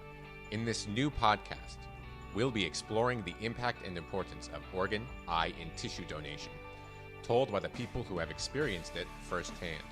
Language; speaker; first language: English; native; English